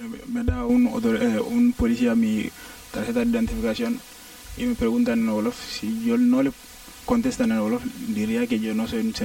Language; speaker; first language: Spanish; non-native, learner; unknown